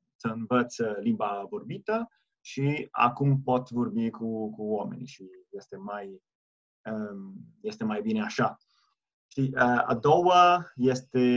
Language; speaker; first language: Romanian; non-native, fluent; Italian